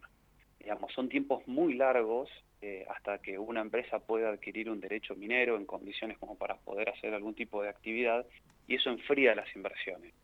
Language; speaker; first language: Spanish; native; Spanish